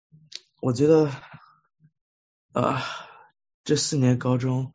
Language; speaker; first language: Chinese; early bilingual, heritage; Chinese